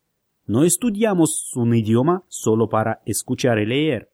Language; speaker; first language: Spanish; non-native, fluent; Russian